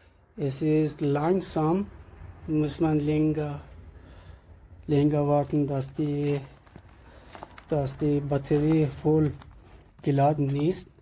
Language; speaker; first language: German; non-native, learner; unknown